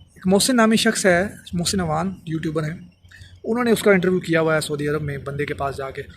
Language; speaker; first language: Urdu; native; Urdu